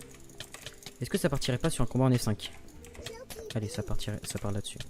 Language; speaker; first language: French; native; French